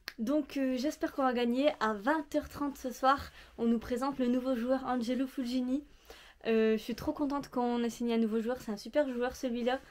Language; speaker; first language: French; native; French